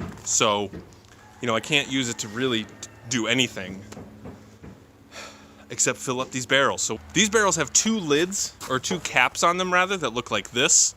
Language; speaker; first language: English; native; English